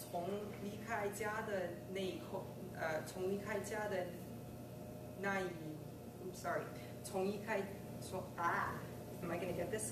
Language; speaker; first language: Chinese; non-native, fluent; English